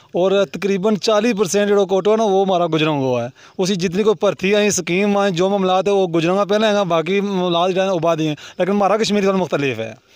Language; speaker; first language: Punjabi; non-native, local second language; Gujari